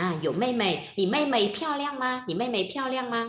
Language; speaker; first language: Chinese; non-native, fluent; Vietnamese